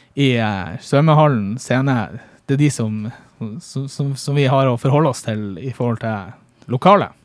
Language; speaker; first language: Norwegian; native; Norwegian